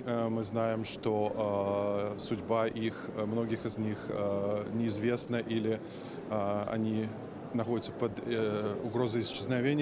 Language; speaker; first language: Russian; native; Russian